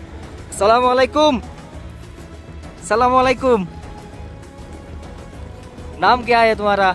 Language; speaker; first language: Hindi; non-native, learner; Bangla